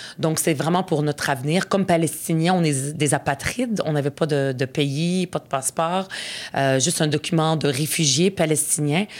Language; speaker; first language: French; early bilingual, other home language; Arabic